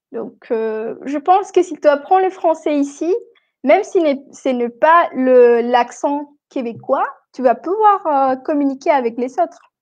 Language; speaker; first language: French; non-native, fluent; Spanish